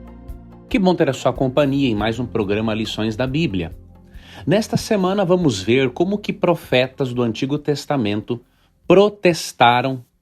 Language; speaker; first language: Portuguese; native; Portuguese